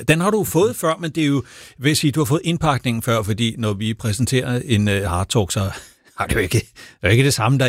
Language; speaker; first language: Danish; native; Danish